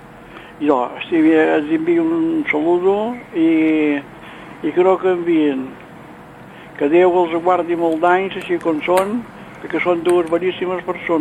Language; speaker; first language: Catalan; native; Catalan